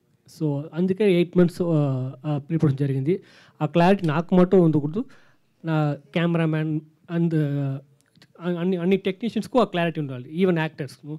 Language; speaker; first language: Telugu; non-native, learner; Tamil